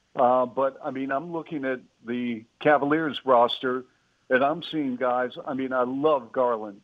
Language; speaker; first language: English; native; English